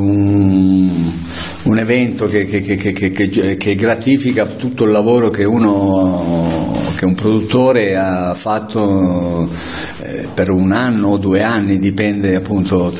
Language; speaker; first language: Italian; native; Italian